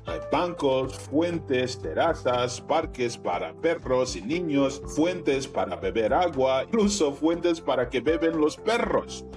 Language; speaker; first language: Spanish; non-native, fluent; English